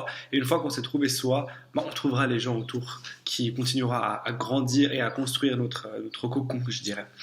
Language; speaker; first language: French; native; French